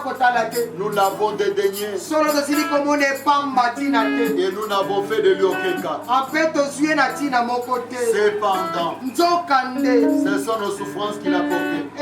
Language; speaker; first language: French; non-native, local second language; Lingala